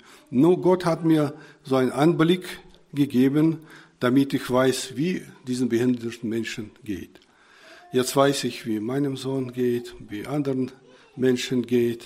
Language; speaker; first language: German; non-native, fluent; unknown